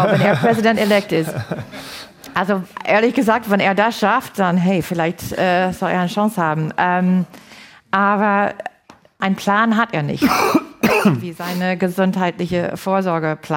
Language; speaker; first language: German; non-native, fluent; English